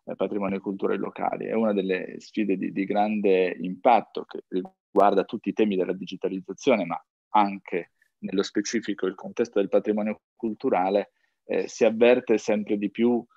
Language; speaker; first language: Italian; native; Italian